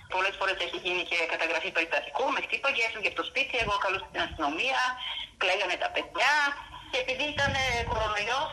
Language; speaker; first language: Greek; non-native, fluent; Bulgarian